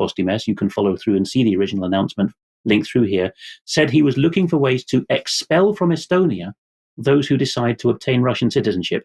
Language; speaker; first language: English; non-native, fluent; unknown